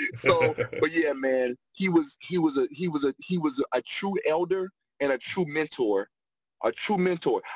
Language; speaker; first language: English; native; English